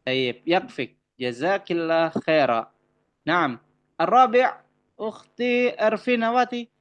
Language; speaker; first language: Arabic; non-native, fluent; Indonesian